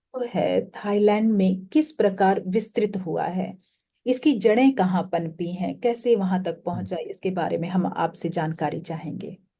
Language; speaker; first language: Hindi; native; Hindi